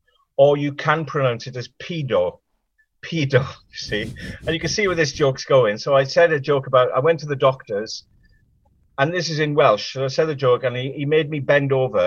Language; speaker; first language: English; non-native, local second language; Welsh